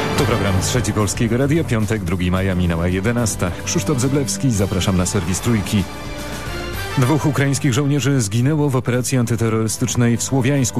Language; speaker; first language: Polish; native; Polish